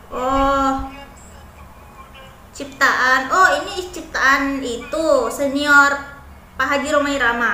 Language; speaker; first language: Indonesian; native; Indonesian